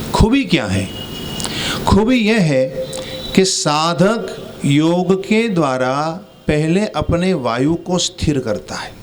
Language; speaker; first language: Hindi; non-native, local second language; Gujarati